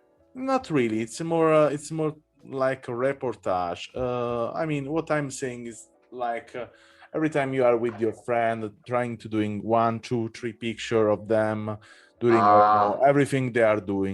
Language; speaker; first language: English; non-native, fluent; Italian